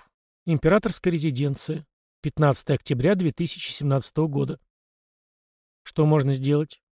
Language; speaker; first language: Russian; native; Russian